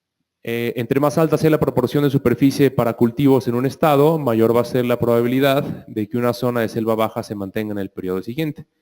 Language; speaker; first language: Spanish; native; Spanish